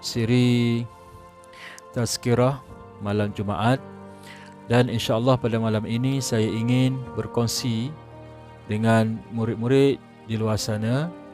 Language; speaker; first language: Malay; native; Malay